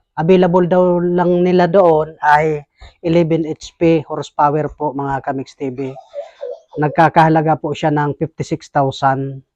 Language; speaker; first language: Filipino; non-native, local second language; Bikol